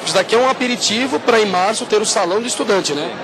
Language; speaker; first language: Portuguese; native; Portuguese